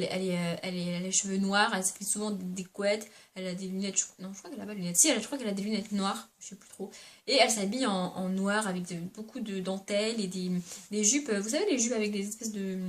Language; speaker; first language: French; native; French